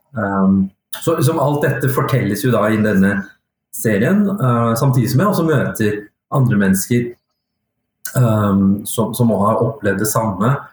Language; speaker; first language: Norwegian; early bilingual, other home language; Urdu